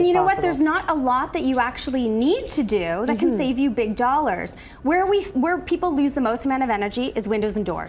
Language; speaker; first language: English; native; English